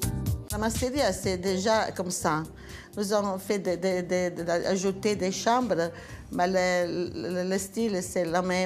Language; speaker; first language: French; non-native, learner; Italian